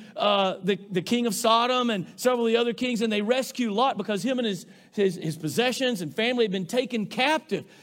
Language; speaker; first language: English; native; English